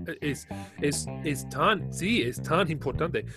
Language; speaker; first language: Spanish; non-native, learner; English